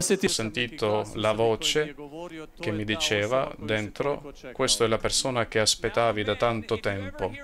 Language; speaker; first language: Italian; non-native, fluent; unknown